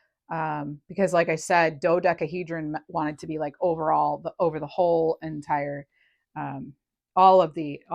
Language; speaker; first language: English; native; English